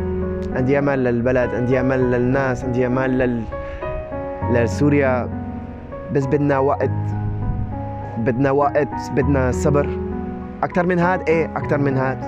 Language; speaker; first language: Arabic; non-native, learner; French